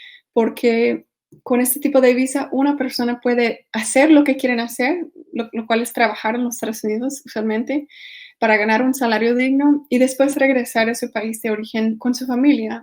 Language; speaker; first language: Spanish; non-native, fluent; English